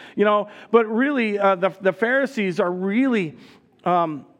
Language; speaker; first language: English; native; English